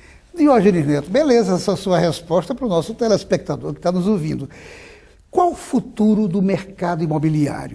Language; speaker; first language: Portuguese; native; Portuguese